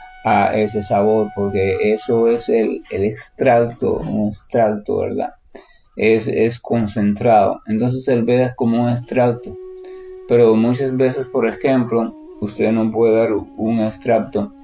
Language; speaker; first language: Spanish; native; Spanish